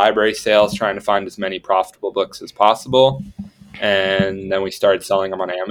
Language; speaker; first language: English; native; English